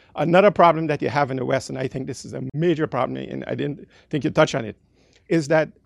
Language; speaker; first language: English; early bilingual, other home language; Dutch